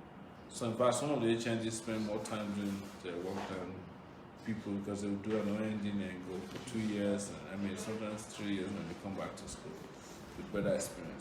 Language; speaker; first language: English; non-native, local second language; Yoruba